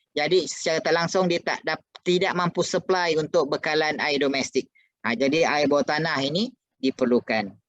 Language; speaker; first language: Malay; native; Malay